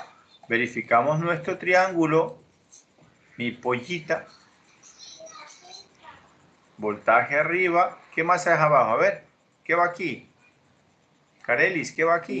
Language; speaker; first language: Spanish; native; Spanish